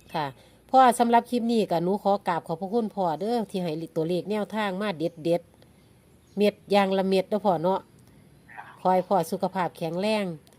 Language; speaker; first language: Thai; native; Thai